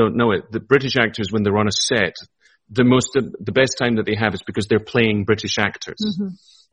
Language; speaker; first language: English; native; English